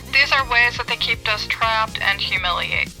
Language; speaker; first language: English; native; English